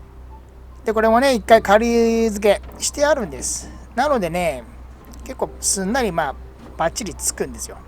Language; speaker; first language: Japanese; native; Japanese